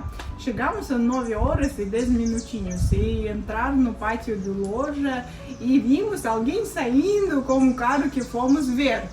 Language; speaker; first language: Portuguese; non-native, fluent; Russian